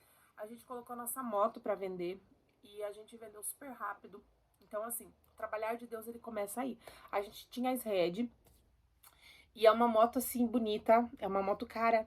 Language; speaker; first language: Portuguese; native; Portuguese